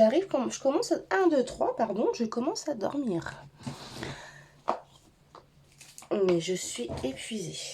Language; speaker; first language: French; native; French